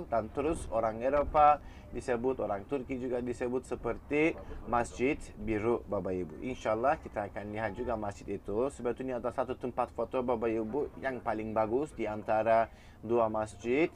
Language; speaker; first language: Indonesian; non-native, fluent; Turkish